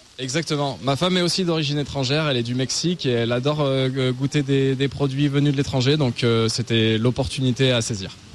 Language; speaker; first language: French; native; French